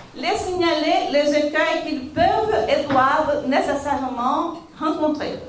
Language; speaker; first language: French; non-native, fluent; Portuguese